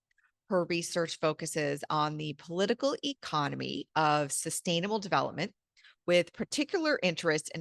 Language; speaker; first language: English; native; English